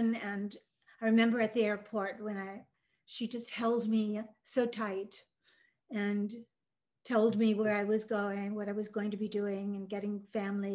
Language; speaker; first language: English; early bilingual, other home language; Norwegian